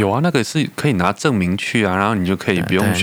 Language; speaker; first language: Chinese; native; Chinese